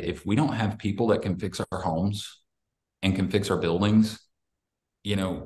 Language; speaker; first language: English; native; English